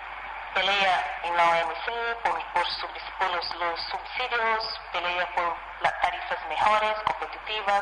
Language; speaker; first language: Spanish; non-native, fluent; Portuguese